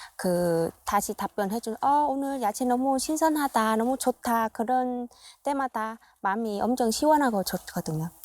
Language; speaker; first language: Korean; non-native, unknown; Vietnamese